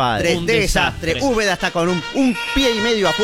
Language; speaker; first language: Spanish; native; Spanish